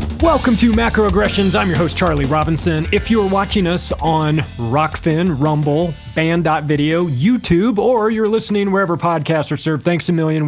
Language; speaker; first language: English; native; English